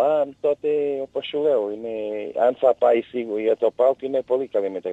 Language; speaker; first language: Greek; non-native, learner; Portuguese